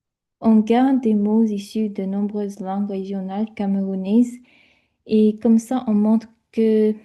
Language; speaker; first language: French; non-native, fluent; English